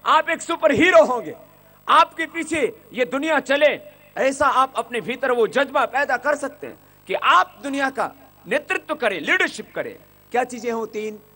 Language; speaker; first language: Hindi; native; Hindi